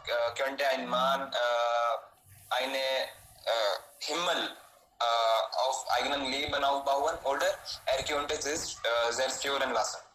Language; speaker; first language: German; non-native, learner; Hindi